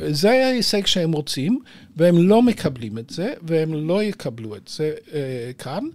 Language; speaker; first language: Hebrew; native; Hebrew